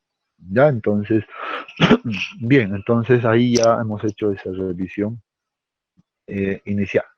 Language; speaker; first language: Spanish; native; Spanish